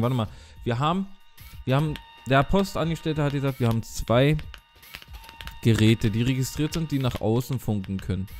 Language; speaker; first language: German; native; German